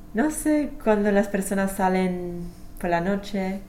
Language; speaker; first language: Spanish; non-native, fluent; English